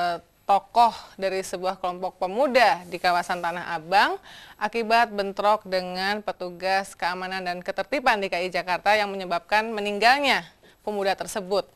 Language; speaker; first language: Indonesian; native; Indonesian